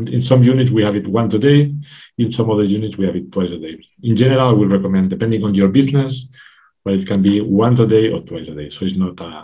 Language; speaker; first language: English; non-native, fluent; Spanish